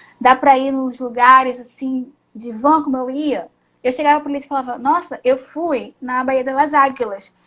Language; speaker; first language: Portuguese; native; Portuguese